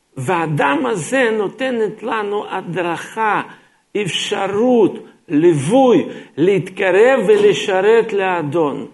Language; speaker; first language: Hebrew; non-native, fluent; Russian